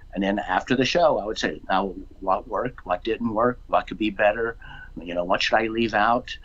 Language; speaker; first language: English; native; English